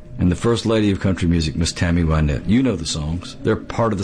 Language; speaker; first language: English; native; English